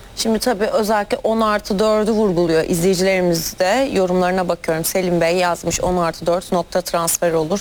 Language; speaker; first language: Turkish; native; Turkish